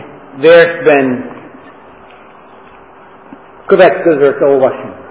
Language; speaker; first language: Hungarian; non-native, fluent; English